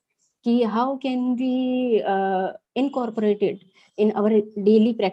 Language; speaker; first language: English; non-native, local second language; Hindi